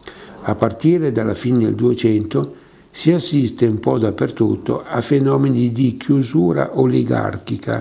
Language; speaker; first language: Italian; native; Italian